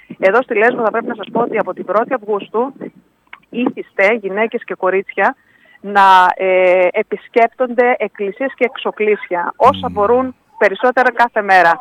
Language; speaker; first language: Greek; native; Greek